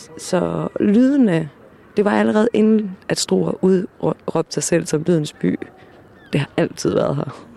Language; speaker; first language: Danish; native; Danish